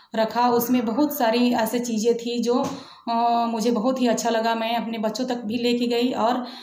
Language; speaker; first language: Hindi; native; Hindi